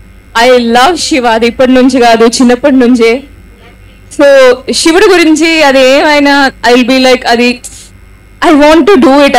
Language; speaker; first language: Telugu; non-native, local second language; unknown